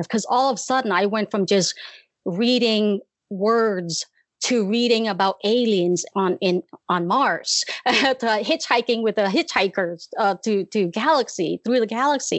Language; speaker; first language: English; early bilingual, other home language; Khmer